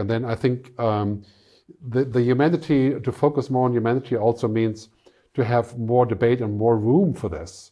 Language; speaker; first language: English; non-native, fluent; German